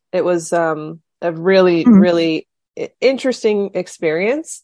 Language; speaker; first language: English; native; English